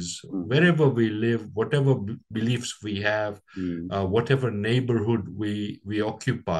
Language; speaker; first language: English; non-native, local second language; Gujarati